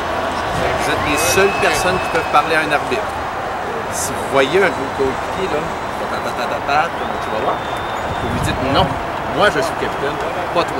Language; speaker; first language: French; native; French